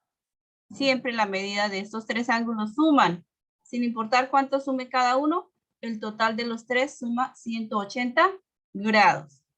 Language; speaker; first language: Spanish; native; Spanish